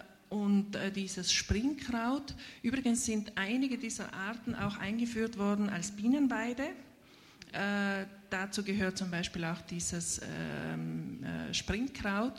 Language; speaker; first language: German; native; German